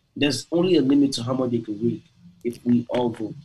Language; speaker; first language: English; non-native, local second language; Igbo